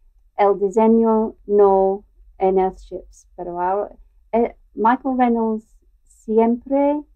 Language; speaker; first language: Spanish; non-native, learner; English